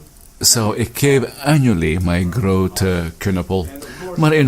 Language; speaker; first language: Dutch; non-native, fluent; Filipino